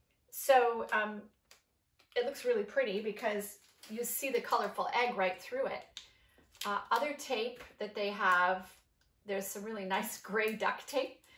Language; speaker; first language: English; native; English